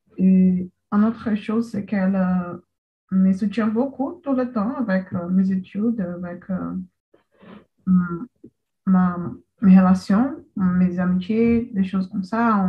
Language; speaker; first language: French; non-native, learner; Portuguese